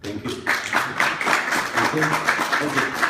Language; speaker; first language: English; non-native, fluent; Arabic